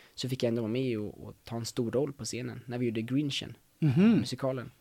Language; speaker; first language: Swedish; native; Swedish